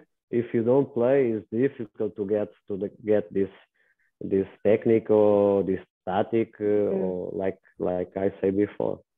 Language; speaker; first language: English; non-native, learner; Portuguese